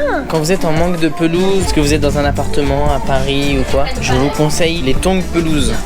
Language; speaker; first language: French; native; French